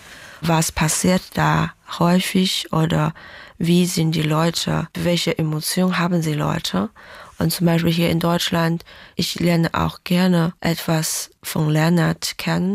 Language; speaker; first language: German; early bilingual, other home language; Chinese